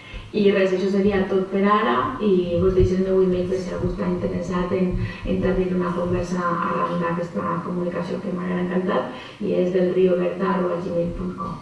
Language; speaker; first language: Catalan; native; Catalan